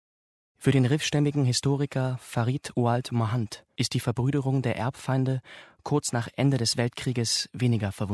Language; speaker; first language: German; native; German